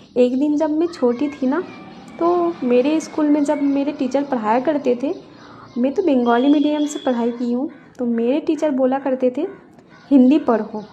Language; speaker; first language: Hindi; non-native, local second language; Bangla